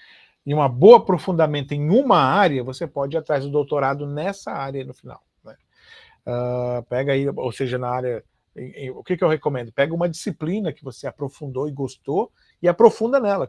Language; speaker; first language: Portuguese; native; Portuguese